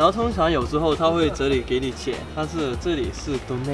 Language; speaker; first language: Chinese; non-native, local second language; Cantonese